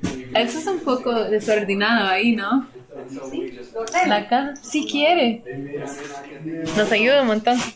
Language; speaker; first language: Spanish; non-native, fluent; English